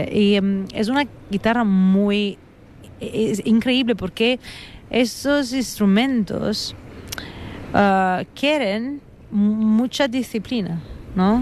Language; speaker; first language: Spanish; non-native, fluent; Italian